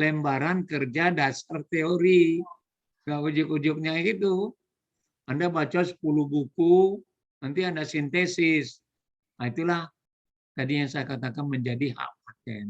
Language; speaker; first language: Indonesian; native; Indonesian